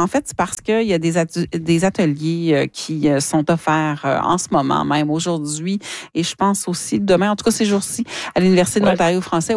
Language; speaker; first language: French; native; French